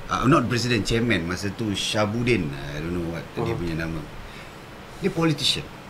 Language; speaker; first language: English; non-native, local second language; Malay